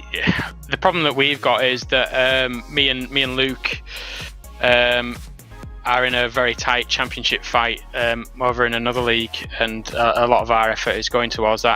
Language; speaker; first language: English; native; English